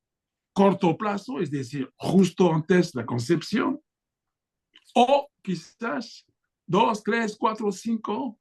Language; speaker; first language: Spanish; non-native, fluent; French